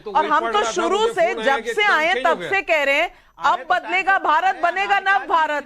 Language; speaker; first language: Hindi; native; Hindi